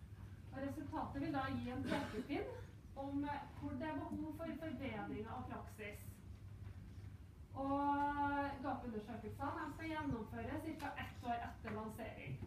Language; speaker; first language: Norwegian; native; Norwegian